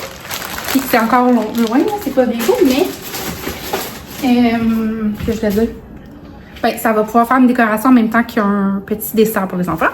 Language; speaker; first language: French; native; French